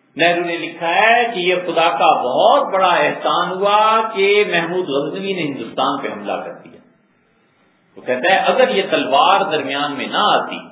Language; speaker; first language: Urdu; native; Urdu